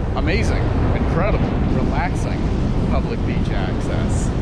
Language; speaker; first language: English; native; English